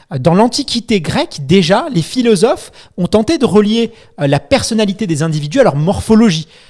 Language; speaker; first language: French; native; French